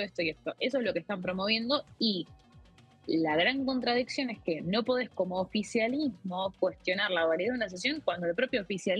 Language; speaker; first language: Spanish; native; Spanish